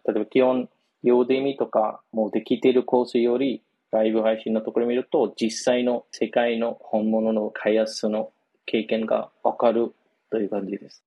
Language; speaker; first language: Japanese; non-native, fluent; Bangla